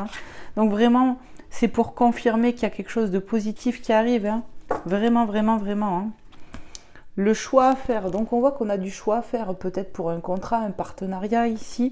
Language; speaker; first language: French; native; French